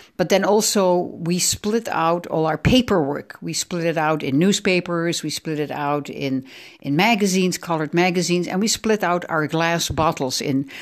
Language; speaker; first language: English; non-native, fluent; Dutch